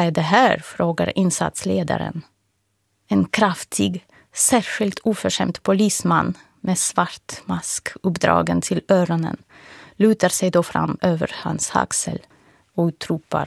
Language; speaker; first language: Swedish; non-native, fluent; Russian